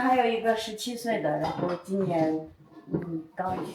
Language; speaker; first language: Chinese; non-native, local second language; Tibetan